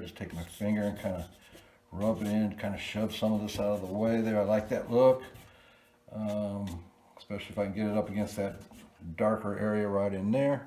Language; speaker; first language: English; native; English